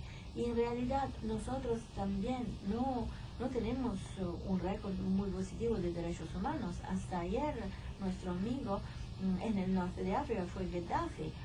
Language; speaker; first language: Spanish; non-native, fluent; Italian